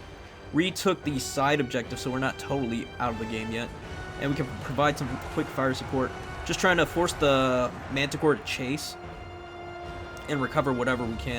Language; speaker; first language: English; native; English